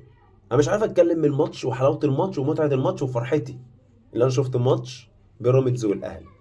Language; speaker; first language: Arabic; native; Arabic